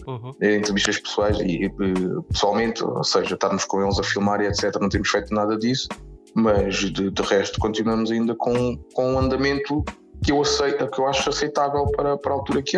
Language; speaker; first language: Portuguese; native; Portuguese